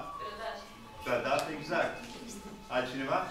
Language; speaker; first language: Romanian; non-native, fluent; English